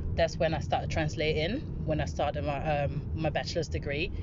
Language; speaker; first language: English; non-native, fluent; Dutch